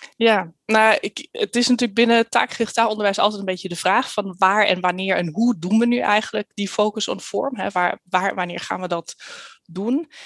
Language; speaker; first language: Dutch; early bilingual, heritage; Dutch